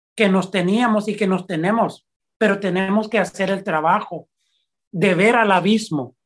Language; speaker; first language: Spanish; early bilingual, heritage; Spanish